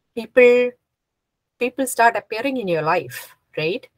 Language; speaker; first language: English; non-native, local second language; Malayalam